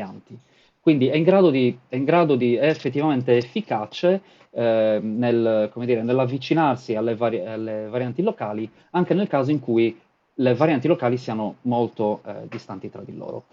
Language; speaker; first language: Italian; native; Italian